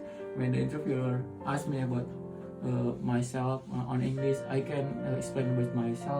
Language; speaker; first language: English; non-native, learner; Indonesian